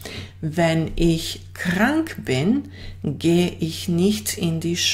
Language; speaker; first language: German; non-native, fluent; Bosnian